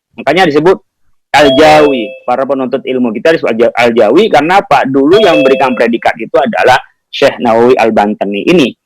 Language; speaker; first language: Indonesian; non-native, local second language; Madurese